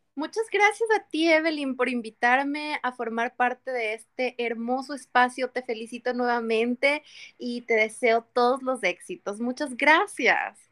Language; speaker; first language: Spanish; native; Spanish